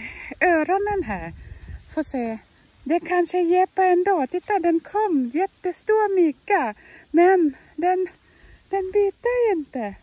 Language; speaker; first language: Swedish; non-native, fluent; Thai